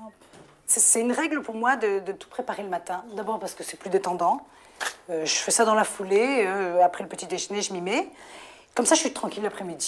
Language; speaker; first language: French; native; French